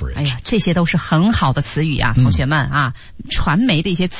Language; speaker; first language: Chinese; native; Chinese